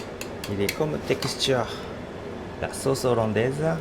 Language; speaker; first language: French; non-native, fluent; Japanese